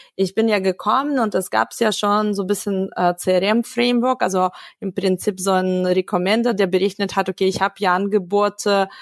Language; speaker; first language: German; non-native, fluent; Russian